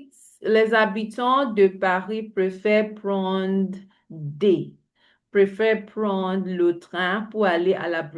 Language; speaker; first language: French; non-native, fluent; English